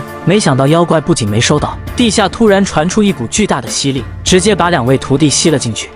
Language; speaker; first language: Chinese; native; Chinese